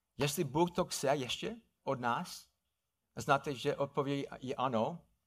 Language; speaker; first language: Czech; non-native, fluent; English